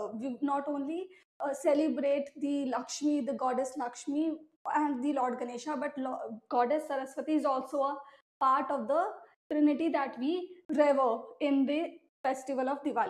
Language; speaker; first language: English; non-native, local second language; Hindi